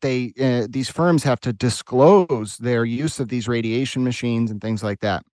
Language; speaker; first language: English; native; English